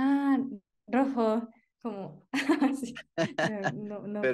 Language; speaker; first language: Spanish; non-native, learner; Japanese